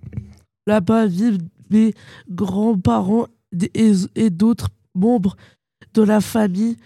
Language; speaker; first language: French; early bilingual, other home language; Arabic